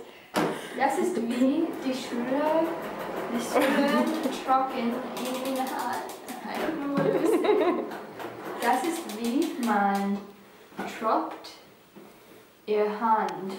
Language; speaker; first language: German; non-native, learner; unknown